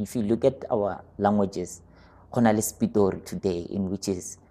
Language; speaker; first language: English; non-native, local second language; Northern Sotho